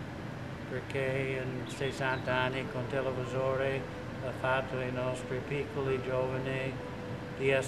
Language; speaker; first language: Italian; non-native, learner; English